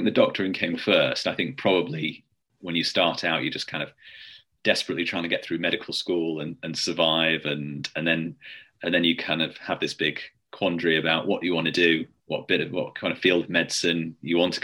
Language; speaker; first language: English; native; English